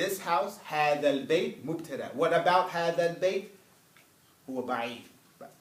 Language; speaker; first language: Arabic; non-native, fluent; English